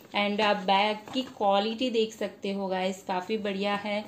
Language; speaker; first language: Hindi; non-native, local second language; Bangla